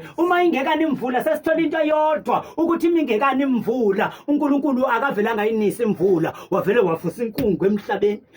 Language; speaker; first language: Zulu; non-native, local second language; Xhosa